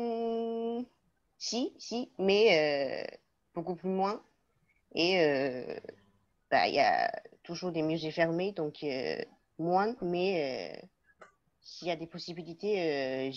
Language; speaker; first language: French; non-native, learner; Chinese